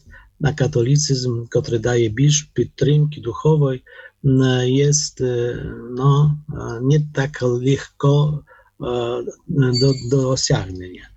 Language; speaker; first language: Polish; non-native, learner; Ukrainian